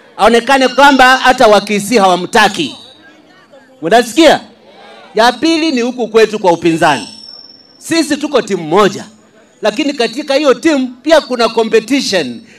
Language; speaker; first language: Swahili; non-native, local second language; Luyia